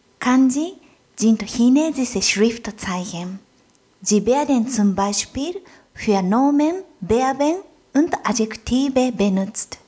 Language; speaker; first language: German; non-native, fluent; Japanese